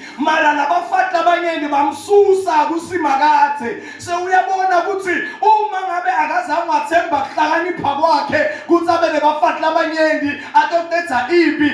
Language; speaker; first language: Zulu; non-native, local second language; Swati